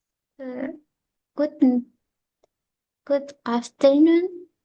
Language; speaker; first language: English; non-native, learner; Malay